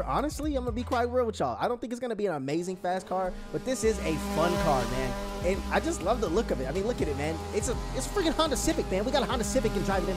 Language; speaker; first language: English; native; English